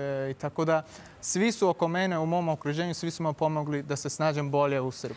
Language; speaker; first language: Serbian; non-native, fluent; Turkish